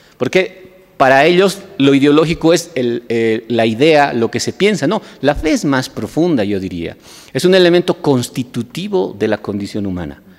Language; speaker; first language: Spanish; native; Spanish